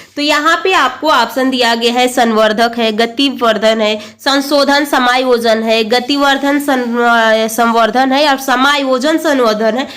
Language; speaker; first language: Hindi; native; Hindi